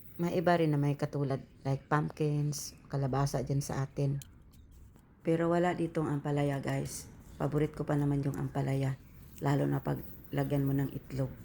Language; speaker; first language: Filipino; non-native, local second language; Cebuano